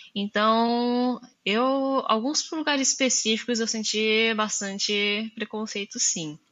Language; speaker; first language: Portuguese; early bilingual, heritage; Japanese